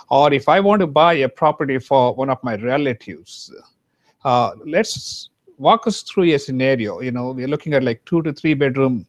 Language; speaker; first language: English; non-native, local second language; Kannada